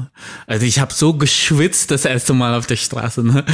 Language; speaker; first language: German; non-native, fluent; Indonesian